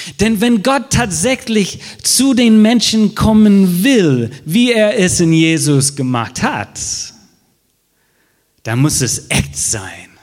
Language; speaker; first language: German; non-native, fluent; English